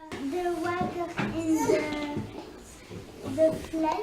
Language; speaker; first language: Dutch; non-native, learner; French